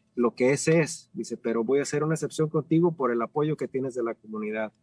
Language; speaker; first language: Spanish; native; Spanish